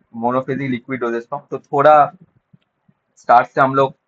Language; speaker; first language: Hindi; non-native, local second language; Bangla